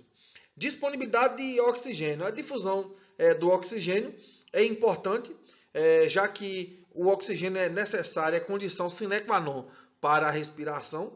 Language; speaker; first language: Portuguese; native; Portuguese